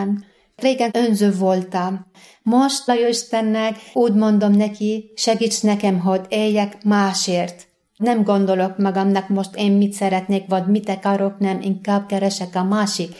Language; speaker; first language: Hungarian; non-native, fluent; Arabic